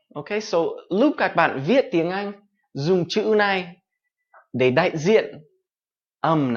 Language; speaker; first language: Vietnamese; non-native, fluent; English